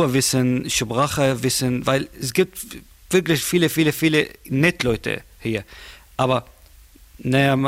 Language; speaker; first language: German; non-native, learner; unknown